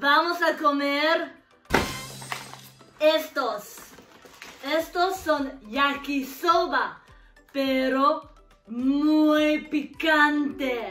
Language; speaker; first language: Spanish; non-native, learner; Japanese